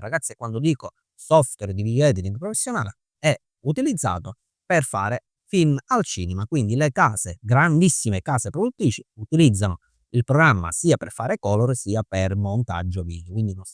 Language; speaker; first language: Italian; native; Italian